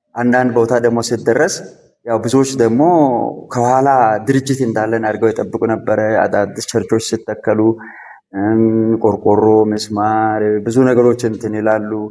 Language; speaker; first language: Amharic; non-native, local second language; Sidamo